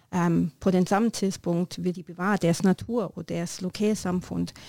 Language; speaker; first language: Norwegian; non-native, learner; German